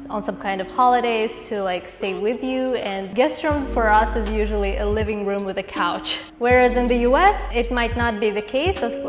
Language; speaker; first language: English; non-native, fluent; Kazakh